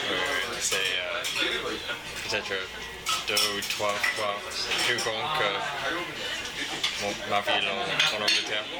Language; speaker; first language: French; non-native, learner; English